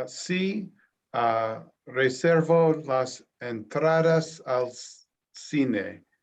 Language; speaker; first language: Spanish; non-native, learner; English